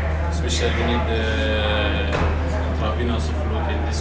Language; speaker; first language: English; non-native, learner; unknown